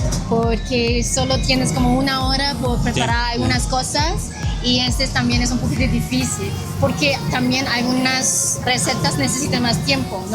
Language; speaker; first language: Spanish; non-native, learner; Chinese